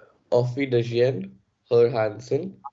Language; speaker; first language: German; non-native, learner; Hindi